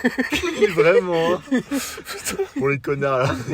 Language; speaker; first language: French; native; French